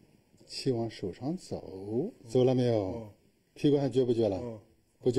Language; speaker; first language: Chinese; native; Chinese